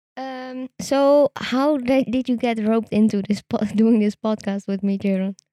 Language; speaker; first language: English; non-native, fluent; Dutch